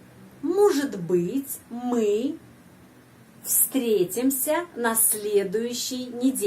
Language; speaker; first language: Russian; non-native, fluent; Indonesian